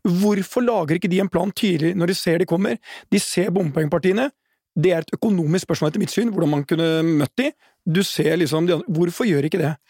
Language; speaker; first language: Norwegian; native; Norwegian